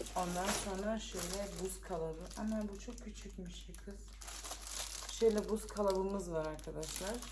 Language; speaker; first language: Turkish; early bilingual, heritage; Turkish